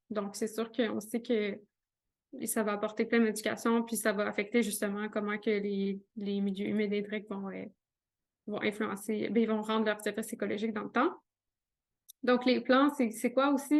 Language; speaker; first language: French; native; French